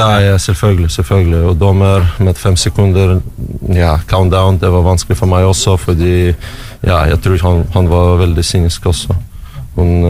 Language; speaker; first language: Norwegian; non-native, learner; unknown